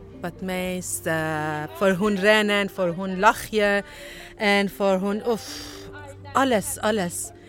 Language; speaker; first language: Dutch; non-native, learner; Persian